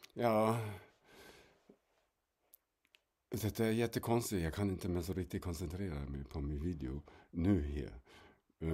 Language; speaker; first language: Swedish; non-native, fluent; German